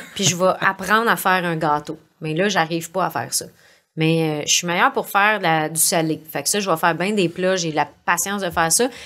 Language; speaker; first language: French; native; French